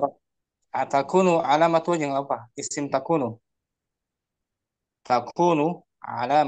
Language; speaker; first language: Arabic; non-native, fluent; Indonesian